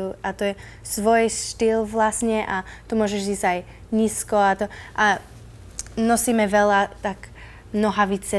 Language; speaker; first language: Slovak; early bilingual, heritage; Slovak